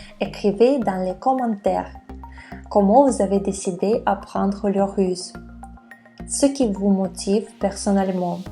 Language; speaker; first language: French; non-native, fluent; Russian